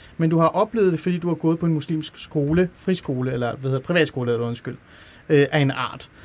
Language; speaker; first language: Danish; early bilingual, other home language; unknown